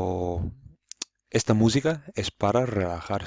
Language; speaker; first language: Spanish; non-native, fluent; English